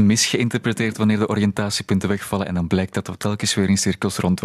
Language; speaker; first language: Dutch; native; Dutch